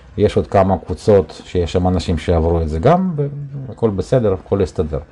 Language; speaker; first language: Hebrew; non-native, fluent; Russian